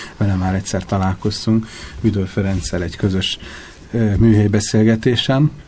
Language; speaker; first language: Hungarian; native; Hungarian